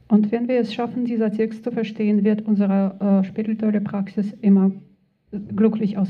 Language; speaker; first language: German; non-native, fluent; Russian